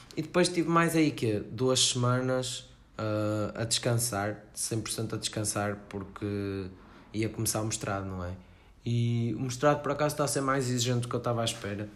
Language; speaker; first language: Portuguese; native; Portuguese